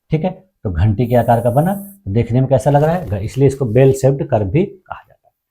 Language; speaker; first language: Hindi; native; Hindi